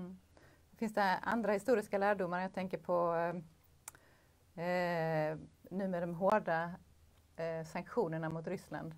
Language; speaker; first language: Swedish; native; Swedish